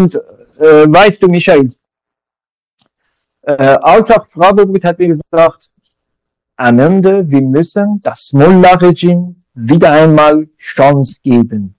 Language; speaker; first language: German; non-native, learner; Persian